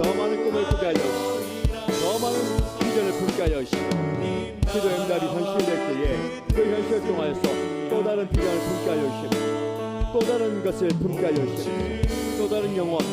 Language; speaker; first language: Korean; native; Korean